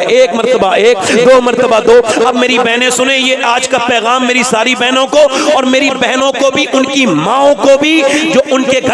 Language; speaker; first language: Urdu; native; Urdu